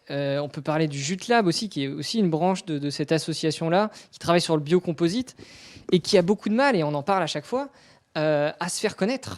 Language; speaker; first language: French; native; French